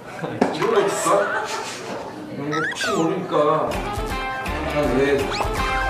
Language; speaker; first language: Korean; native; Korean